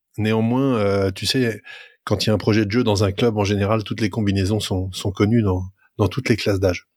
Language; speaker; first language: French; native; French